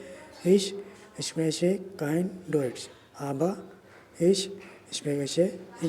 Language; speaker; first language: German; non-native, learner; Urdu